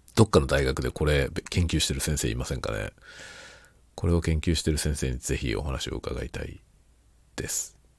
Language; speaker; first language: Japanese; native; Japanese